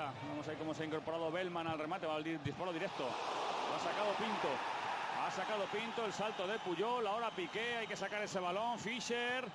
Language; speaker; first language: Spanish; native; Spanish